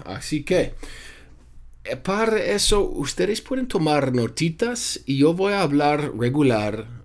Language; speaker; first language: Spanish; non-native, fluent; English